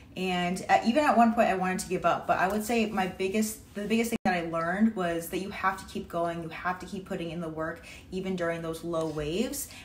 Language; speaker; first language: English; native; English